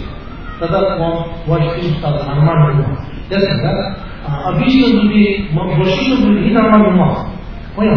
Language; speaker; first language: Russian; non-native, learner; Tibetan